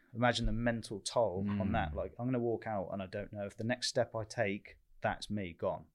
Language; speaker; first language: English; native; English